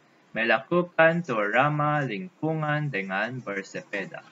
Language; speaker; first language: Indonesian; non-native, learner; Filipino